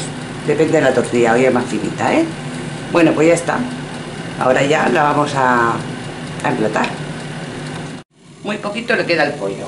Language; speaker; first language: Spanish; native; Spanish